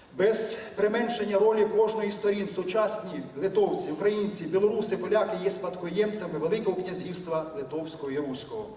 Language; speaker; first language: Ukrainian; native; Ukrainian